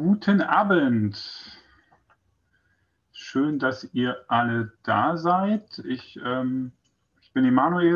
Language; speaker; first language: German; native; German